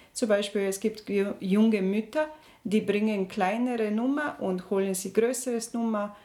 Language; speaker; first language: German; non-native, learner; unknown